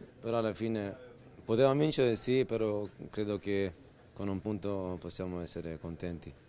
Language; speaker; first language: Italian; non-native, fluent; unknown